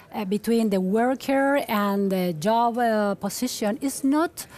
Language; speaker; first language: English; non-native, fluent; Spanish